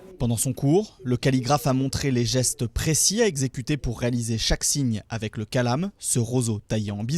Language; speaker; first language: French; native; French